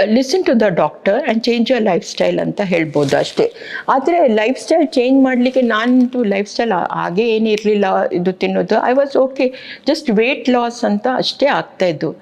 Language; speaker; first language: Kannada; non-native, local second language; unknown